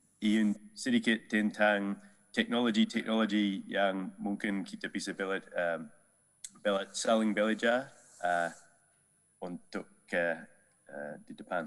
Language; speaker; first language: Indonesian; non-native, fluent; English